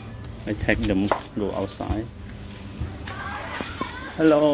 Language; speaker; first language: English; non-native, learner; Vietnamese